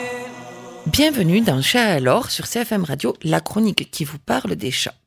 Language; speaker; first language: French; native; French